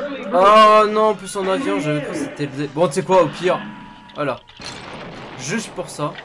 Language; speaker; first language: French; native; French